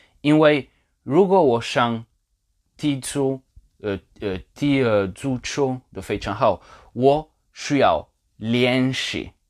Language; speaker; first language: Chinese; non-native, learner; Polish